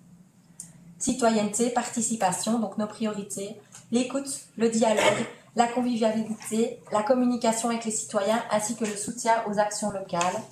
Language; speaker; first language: French; native; French